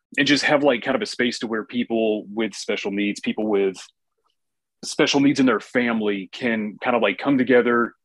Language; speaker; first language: English; native; English